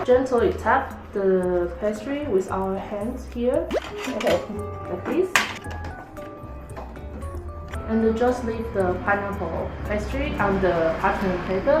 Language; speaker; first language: English; non-native, fluent; Chinese